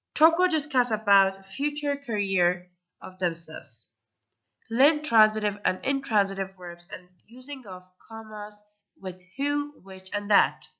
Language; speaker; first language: English; non-native, fluent; Persian